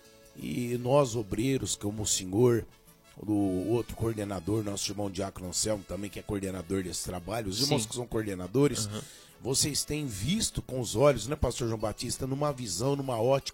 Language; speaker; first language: Portuguese; native; Portuguese